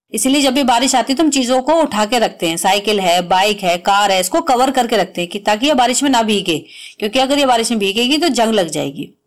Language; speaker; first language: Hindi; native; Hindi